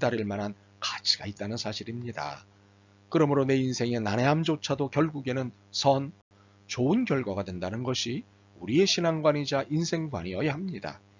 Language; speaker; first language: Korean; native; Korean